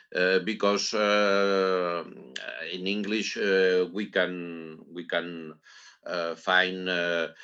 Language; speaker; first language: English; non-native, learner; Catalan